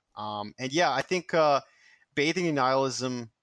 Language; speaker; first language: English; non-native, fluent; Serbian